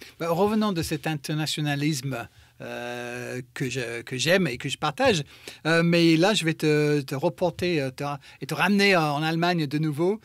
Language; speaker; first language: French; non-native, fluent; English